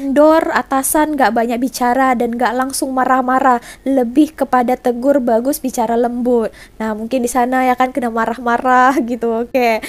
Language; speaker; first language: Indonesian; native; Indonesian